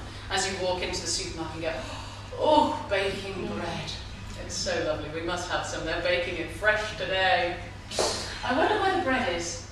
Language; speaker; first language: English; native; English